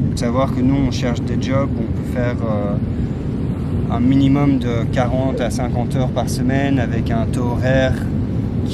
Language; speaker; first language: French; native; French